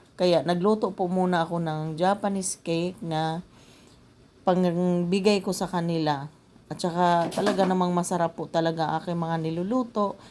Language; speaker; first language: Filipino; non-native, local second language; Cebuano